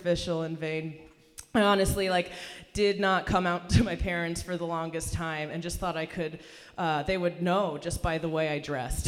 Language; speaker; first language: English; early bilingual, other home language; Persian